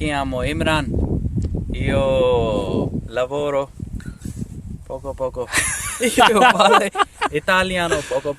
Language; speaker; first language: Italian; non-native, learner; Sindhi